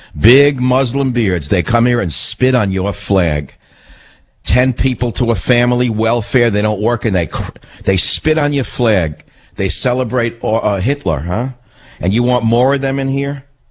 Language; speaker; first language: English; native; English